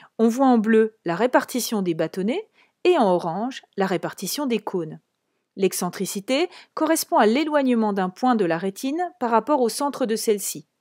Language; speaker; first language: French; native; French